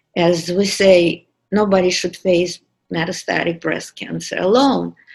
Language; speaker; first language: English; non-native, fluent; Russian